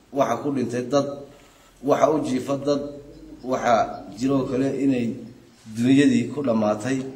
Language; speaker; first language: Somali; native; Somali